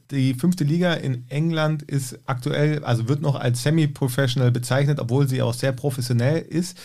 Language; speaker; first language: German; native; German